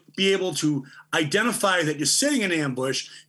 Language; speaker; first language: English; native; English